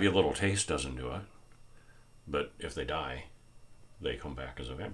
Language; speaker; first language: English; native; English